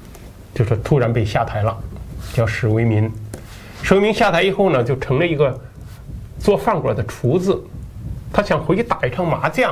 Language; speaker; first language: Chinese; native; Chinese